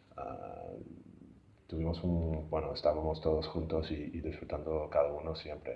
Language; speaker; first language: Spanish; non-native, fluent; English